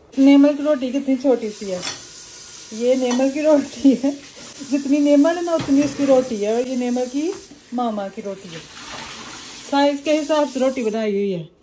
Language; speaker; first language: Urdu; native; Urdu